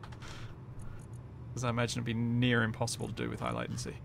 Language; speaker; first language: English; native; English